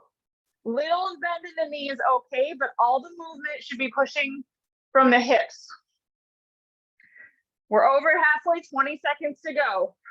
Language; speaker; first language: English; native; English